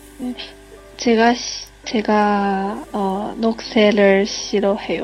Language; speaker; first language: Korean; non-native, learner; Chinese